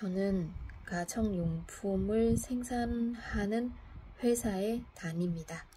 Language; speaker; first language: Korean; non-native, fluent; Vietnamese